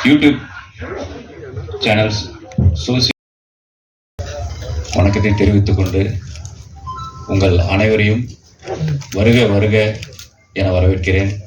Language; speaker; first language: Tamil; native; Tamil